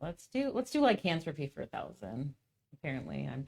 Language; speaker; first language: English; native; English